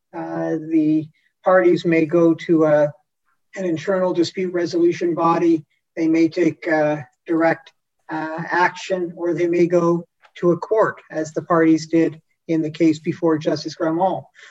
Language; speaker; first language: English; native; English